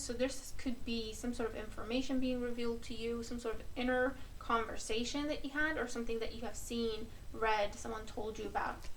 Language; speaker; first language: English; native; English